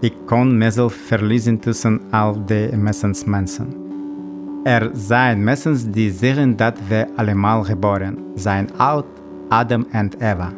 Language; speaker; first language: Dutch; non-native, learner; Russian